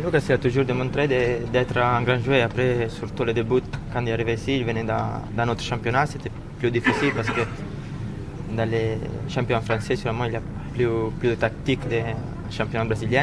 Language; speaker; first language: French; non-native, fluent; Italian